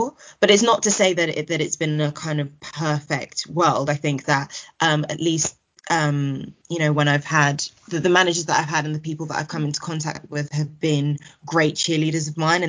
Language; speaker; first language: English; native; English